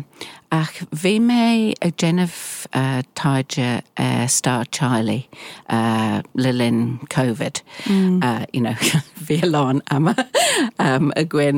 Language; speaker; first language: Irish; non-native, learner; English